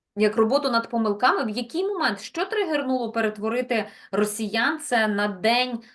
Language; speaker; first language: Ukrainian; native; Ukrainian